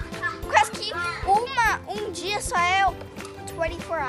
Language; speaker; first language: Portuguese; early bilingual, heritage; Portuguese